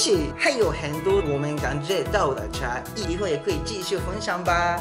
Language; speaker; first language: Chinese; non-native, fluent; Japanese